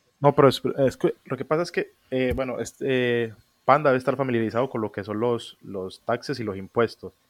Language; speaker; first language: Spanish; native; Spanish